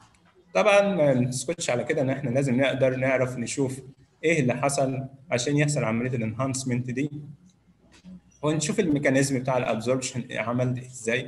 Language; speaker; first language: Arabic; native; Arabic